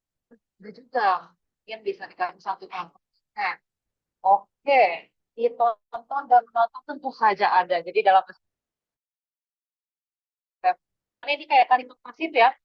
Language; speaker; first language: Indonesian; native; Indonesian